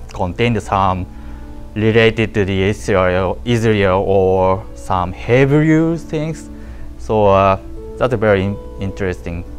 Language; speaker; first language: English; non-native, learner; Japanese